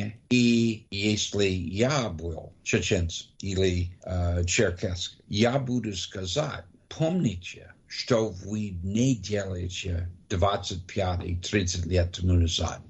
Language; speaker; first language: Russian; non-native, learner; English